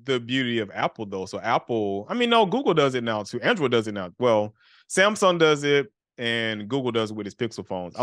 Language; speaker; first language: English; native; English